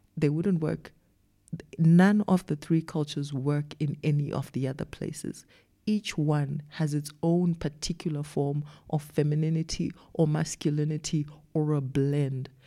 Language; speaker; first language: English; non-native, local second language; Shona